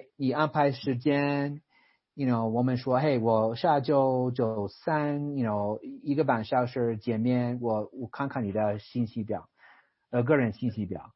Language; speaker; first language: Chinese; non-native, fluent; English